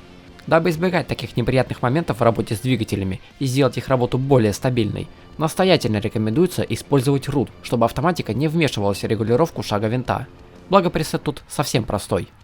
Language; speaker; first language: Russian; native; Russian